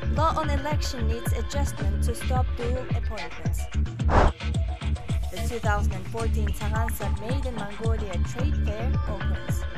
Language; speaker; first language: English; non-native, fluent; Mongolian